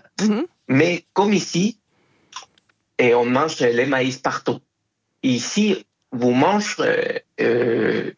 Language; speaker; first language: French; non-native, fluent; Spanish